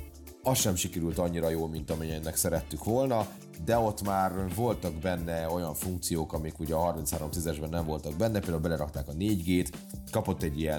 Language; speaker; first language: Hungarian; native; Hungarian